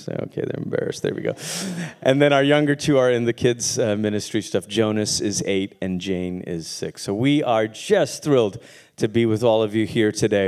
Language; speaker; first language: English; native; English